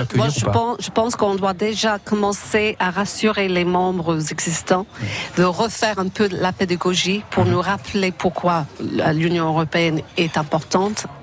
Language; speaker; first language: French; non-native, fluent; English